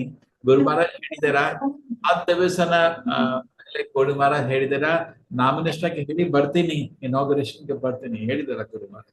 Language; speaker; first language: Kannada; non-native, learner; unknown